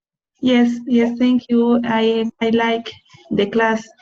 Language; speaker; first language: English; non-native, learner; Spanish